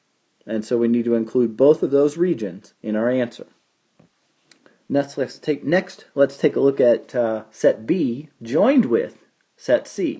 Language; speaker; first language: English; native; English